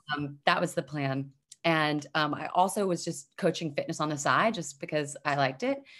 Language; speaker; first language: English; native; English